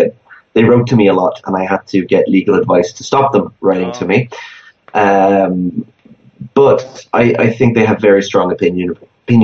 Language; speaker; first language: English; native; English